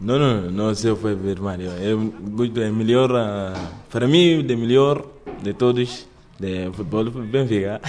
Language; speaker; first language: Portuguese; non-native, learner; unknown